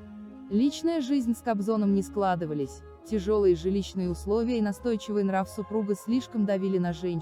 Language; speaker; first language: Russian; native; Russian